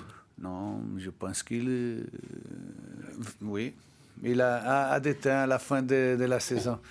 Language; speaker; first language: French; non-native, fluent; Portuguese